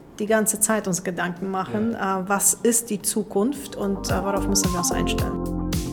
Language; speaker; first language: German; non-native, fluent; Polish